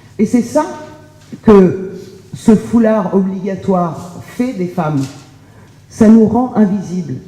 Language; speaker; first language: French; early bilingual, other home language; Persian